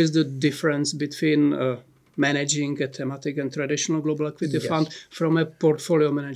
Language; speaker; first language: English; non-native, fluent; Czech